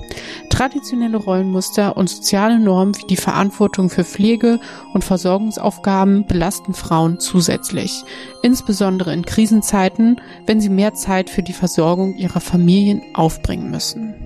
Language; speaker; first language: German; native; German